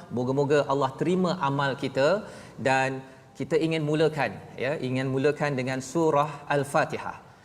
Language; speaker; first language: Malay; native; Malay